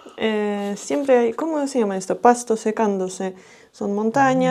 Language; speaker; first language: Spanish; non-native, fluent; Russian